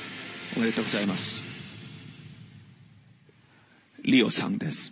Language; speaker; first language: Japanese; non-native, learner; Korean